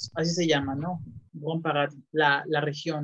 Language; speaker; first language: Spanish; native; Spanish